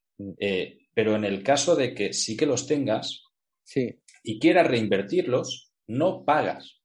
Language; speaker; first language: Spanish; native; Spanish